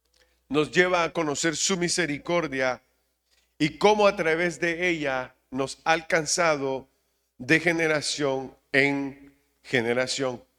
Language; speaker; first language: Spanish; native; Spanish